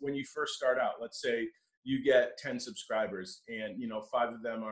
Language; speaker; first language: English; native; English